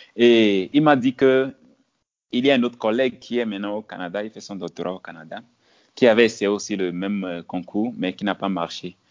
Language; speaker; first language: French; non-native, local second language; Ewe